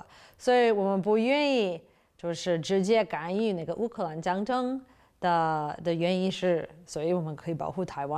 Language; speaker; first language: Chinese; non-native, fluent; English